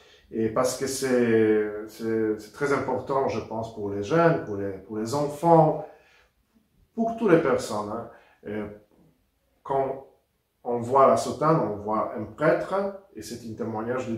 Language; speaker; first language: French; non-native, fluent; Polish